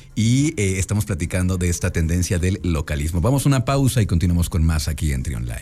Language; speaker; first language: Spanish; native; Spanish